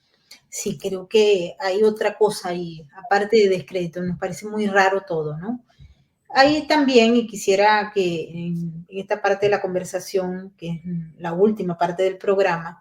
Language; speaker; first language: Spanish; native; Spanish